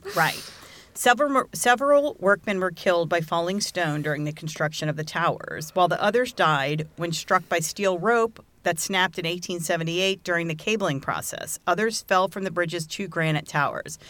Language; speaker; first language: English; native; English